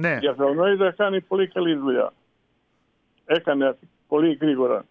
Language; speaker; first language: Greek; non-native, fluent; Serbian